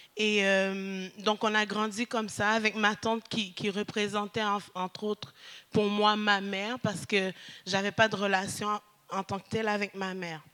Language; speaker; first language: French; early bilingual, other home language; Haitian Creole